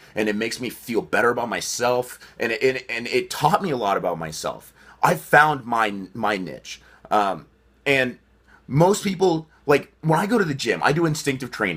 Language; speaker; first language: English; native; English